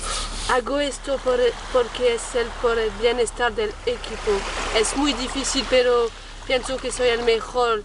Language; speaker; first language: Spanish; non-native, learner; French